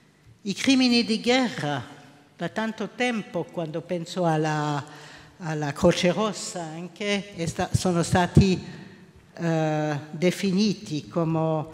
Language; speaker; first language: Italian; non-native, local second language; French